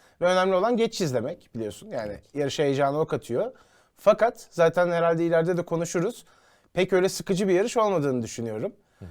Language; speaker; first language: Turkish; native; Turkish